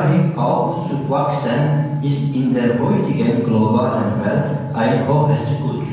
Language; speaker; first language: German; non-native, learner; Turkish